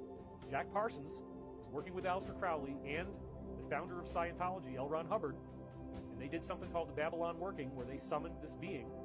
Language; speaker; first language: English; native; English